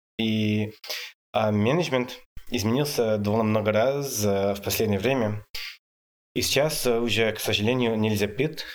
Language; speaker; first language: Russian; non-native, fluent; English